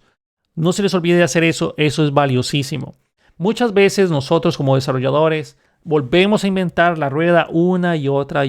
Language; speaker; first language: Spanish; native; Spanish